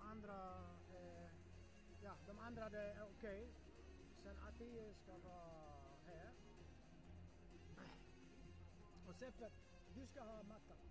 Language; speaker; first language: Swedish; non-native, fluent; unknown